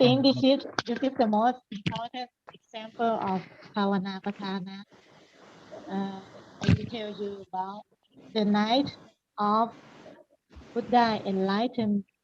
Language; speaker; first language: English; non-native, learner; Thai